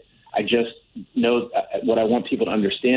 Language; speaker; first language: English; native; English